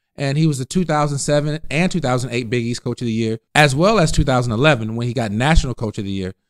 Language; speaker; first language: English; native; English